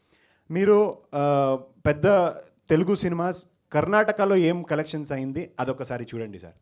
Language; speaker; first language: Telugu; non-native, local second language; Kannada